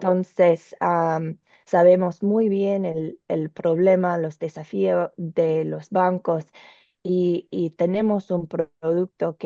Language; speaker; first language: Spanish; non-native, learner; English